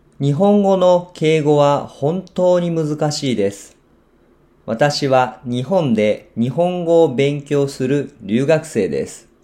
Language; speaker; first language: Japanese; non-native, fluent; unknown